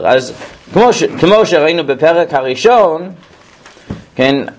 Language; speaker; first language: Hebrew; non-native, fluent; English